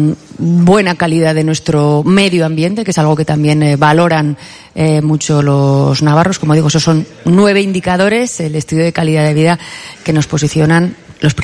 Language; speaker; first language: Spanish; native; Spanish